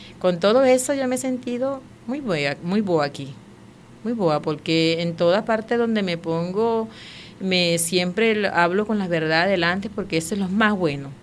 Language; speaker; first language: Spanish; non-native, local second language; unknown